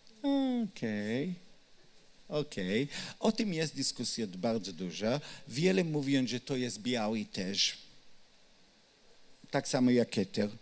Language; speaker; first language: Polish; non-native, learner; Hebrew